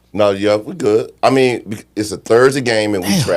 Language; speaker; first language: English; native; English